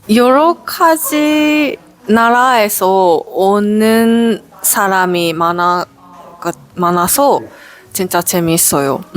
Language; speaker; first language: Korean; non-native, learner; Japanese